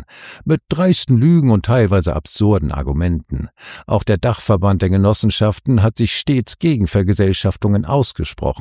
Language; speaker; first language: German; native; German